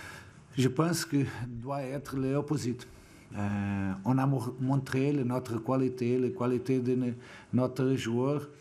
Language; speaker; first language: French; non-native, fluent; Portuguese